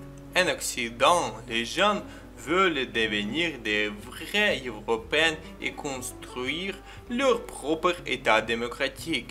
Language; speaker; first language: French; non-native, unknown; Ukrainian